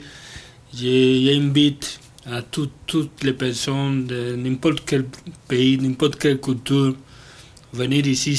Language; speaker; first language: French; non-native, learner; Spanish